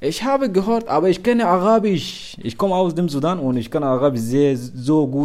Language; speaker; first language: German; non-native, learner; Arabic